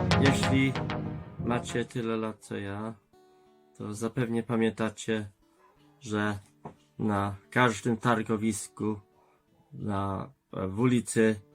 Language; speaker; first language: Polish; non-native, fluent; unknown